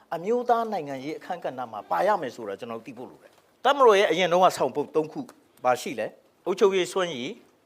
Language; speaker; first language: Burmese; non-native, local second language; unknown